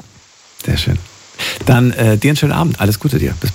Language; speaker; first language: German; native; German